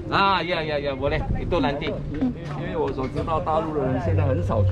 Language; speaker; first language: Chinese; non-native, local second language; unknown